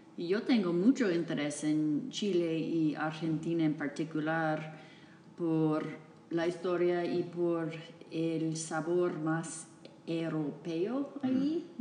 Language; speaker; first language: Spanish; non-native, fluent; English